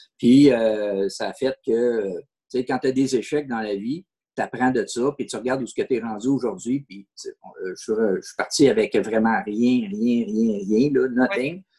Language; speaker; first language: French; native; French